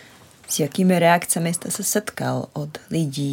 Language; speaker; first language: Czech; native; Czech